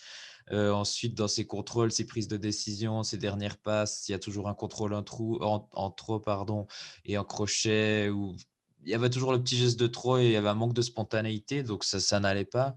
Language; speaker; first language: French; native; French